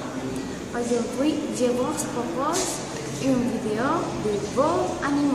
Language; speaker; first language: French; non-native, learner; Spanish